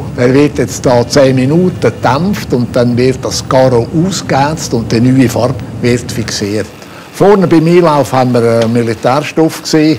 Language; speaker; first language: German; native; German